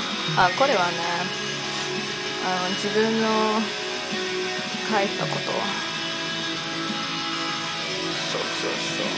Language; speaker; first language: Japanese; non-native, learner; English